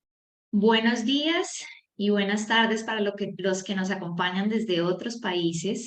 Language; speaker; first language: Spanish; native; Spanish